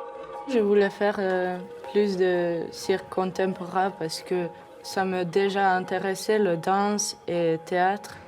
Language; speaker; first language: French; non-native, fluent; Finnish